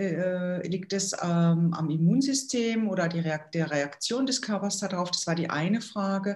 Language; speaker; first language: German; native; German